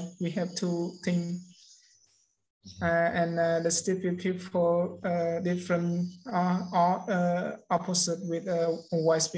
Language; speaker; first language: English; non-native, learner; Khmer